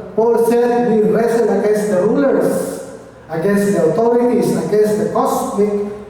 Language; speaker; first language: English; non-native, local second language; Filipino